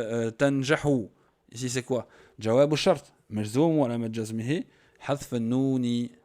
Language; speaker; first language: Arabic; non-native, fluent; French